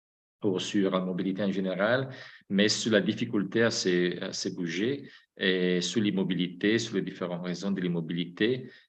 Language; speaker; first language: French; non-native, fluent; Italian